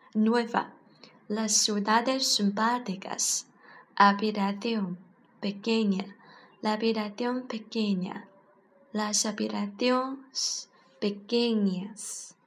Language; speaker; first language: Spanish; non-native, learner; Chinese